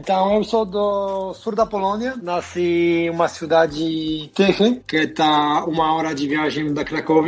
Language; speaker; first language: Portuguese; non-native, fluent; Polish